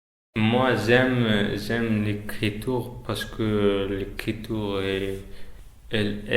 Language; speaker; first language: French; non-native, learner; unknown